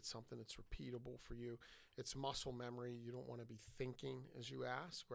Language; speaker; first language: English; native; English